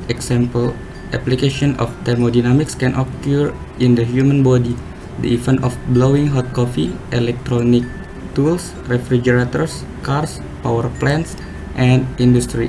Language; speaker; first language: English; non-native, learner; Indonesian